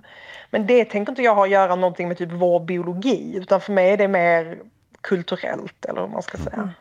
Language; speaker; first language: Swedish; native; Swedish